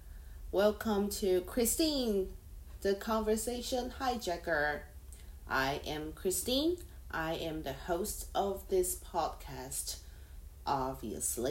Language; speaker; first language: English; non-native, fluent; Chinese